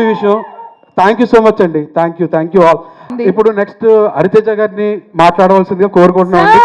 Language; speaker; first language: Telugu; native; Telugu